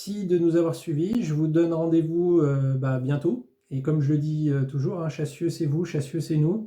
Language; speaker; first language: French; native; French